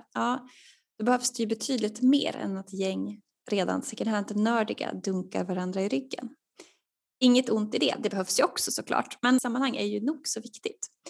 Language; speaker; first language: Swedish; native; Swedish